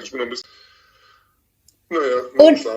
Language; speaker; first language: German; native; German